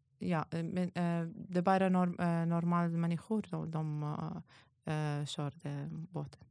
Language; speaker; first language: Swedish; non-native, learner; Arabic